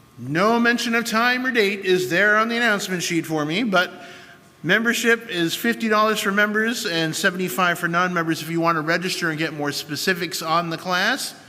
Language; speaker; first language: English; native; English